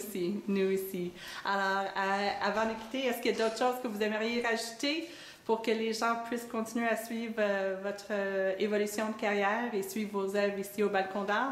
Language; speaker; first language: French; native; French